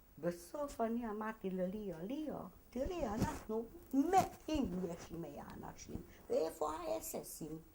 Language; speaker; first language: Hebrew; non-native, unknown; Hungarian